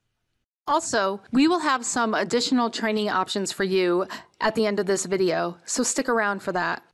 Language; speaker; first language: English; native; English